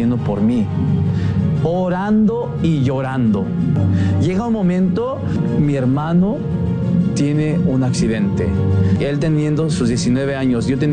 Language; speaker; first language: Spanish; early bilingual, heritage; Spanish